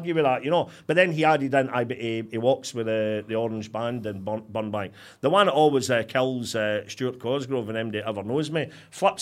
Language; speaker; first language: English; native; English